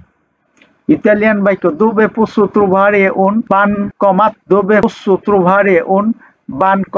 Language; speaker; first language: Italian; non-native, learner; Bangla